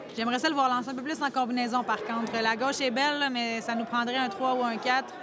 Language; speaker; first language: French; native; French